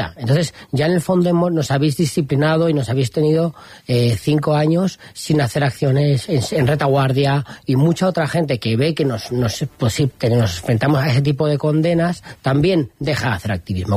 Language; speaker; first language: Spanish; native; Spanish